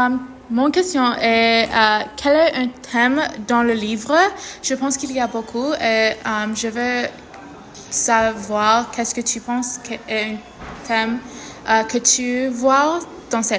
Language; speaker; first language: French; non-native, learner; English